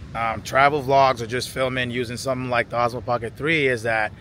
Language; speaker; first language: English; native; English